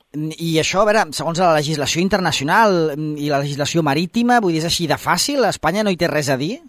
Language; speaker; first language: Catalan; native; Catalan